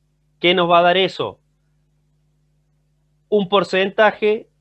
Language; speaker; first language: Spanish; native; Spanish